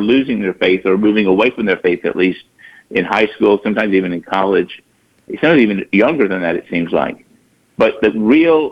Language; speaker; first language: English; native; English